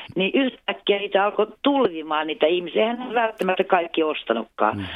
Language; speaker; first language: Finnish; non-native, local second language; Swedish